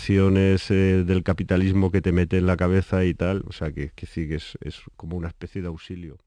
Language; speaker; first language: Spanish; native; Spanish